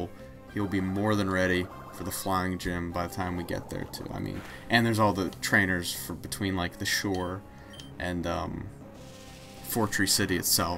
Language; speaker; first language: English; native; English